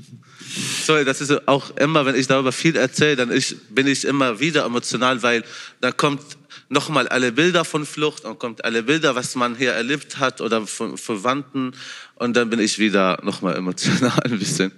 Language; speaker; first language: German; non-native, fluent; Arabic